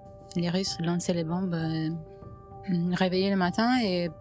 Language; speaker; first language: French; non-native, fluent; Ukrainian